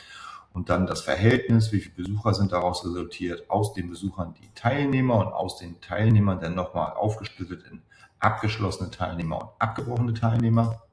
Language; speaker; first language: German; native; German